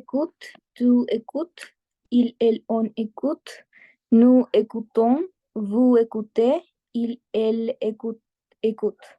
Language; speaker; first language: French; non-native, learner; Spanish